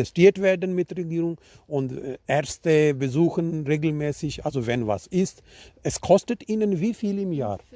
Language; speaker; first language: German; non-native, learner; Urdu